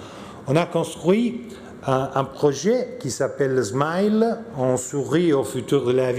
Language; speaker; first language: French; non-native, learner; Italian